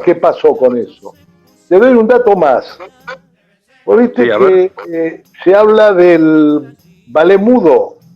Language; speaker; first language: Spanish; native; Spanish